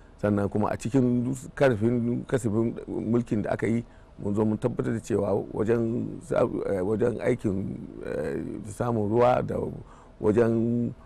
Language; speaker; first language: Hausa; native; Hausa